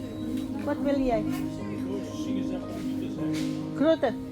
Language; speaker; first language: Dutch; non-native, learner; Indonesian